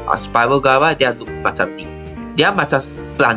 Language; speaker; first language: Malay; non-native, local second language; Chinese